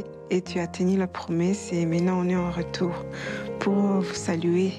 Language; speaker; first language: French; non-native, local second language; Kinyarwanda